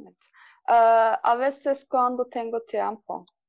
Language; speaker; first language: Spanish; non-native, learner; Turkish